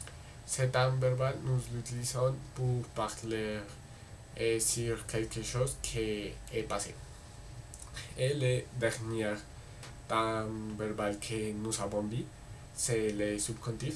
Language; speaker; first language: French; non-native, learner; Spanish